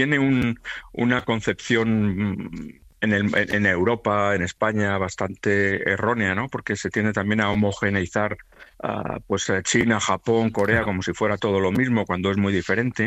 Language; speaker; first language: Spanish; native; Spanish